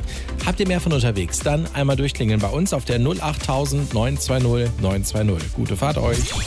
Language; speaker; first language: German; native; German